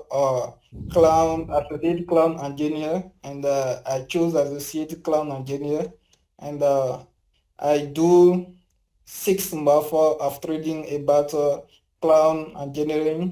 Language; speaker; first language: English; non-native, learner; French